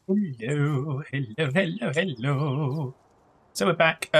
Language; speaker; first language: English; native; English